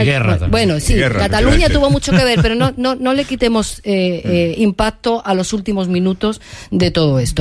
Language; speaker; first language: Spanish; native; Spanish